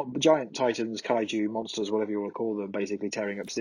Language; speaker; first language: English; native; English